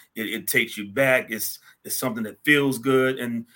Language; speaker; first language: English; native; English